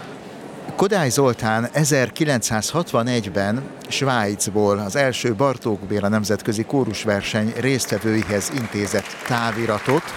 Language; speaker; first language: Hungarian; native; Hungarian